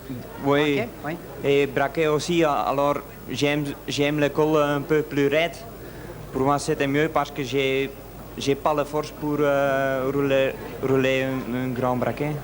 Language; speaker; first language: French; non-native, local second language; Dutch